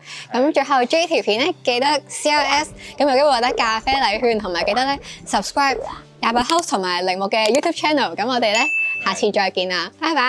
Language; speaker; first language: Cantonese; native; Cantonese